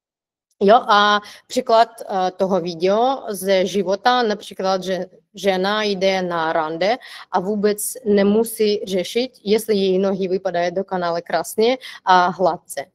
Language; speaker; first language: Czech; non-native, fluent; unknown